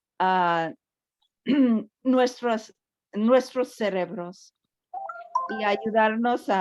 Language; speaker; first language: Spanish; early bilingual, heritage; Spanish